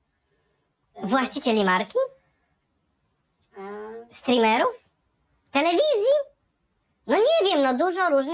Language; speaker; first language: Polish; native; Polish